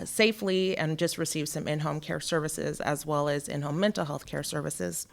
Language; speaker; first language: English; native; English